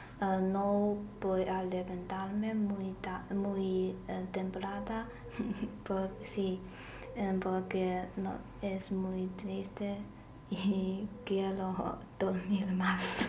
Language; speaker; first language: Spanish; non-native, learner; Chinese